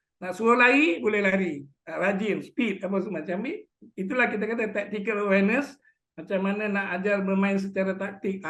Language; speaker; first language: Malay; native; Malay